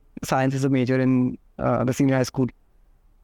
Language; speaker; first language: English; non-native, local second language; Hindi